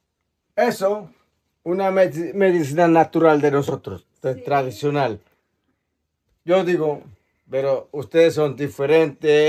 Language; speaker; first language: Spanish; non-native, local second language; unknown